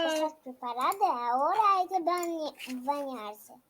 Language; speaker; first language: Spanish; non-native, learner; Russian